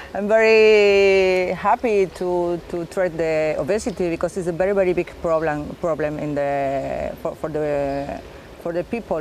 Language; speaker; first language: English; non-native, learner; Spanish